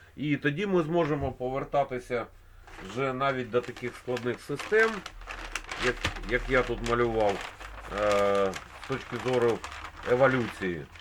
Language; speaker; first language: Ukrainian; non-native, local second language; Russian